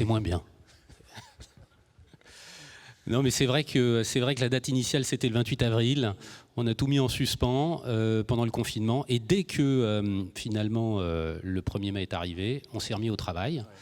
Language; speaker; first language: French; native; French